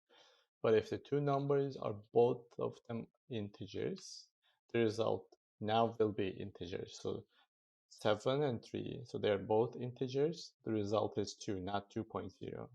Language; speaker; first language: English; non-native, fluent; Turkish